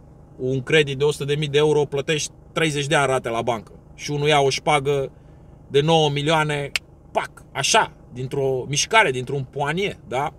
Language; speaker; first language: Romanian; native; Romanian